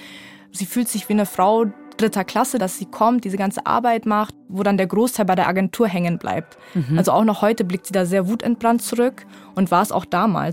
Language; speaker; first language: German; native; German